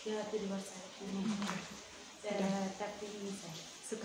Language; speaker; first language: Indonesian; non-native, learner; Arabic